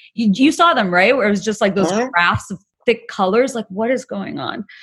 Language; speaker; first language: English; non-native, local second language; Bangla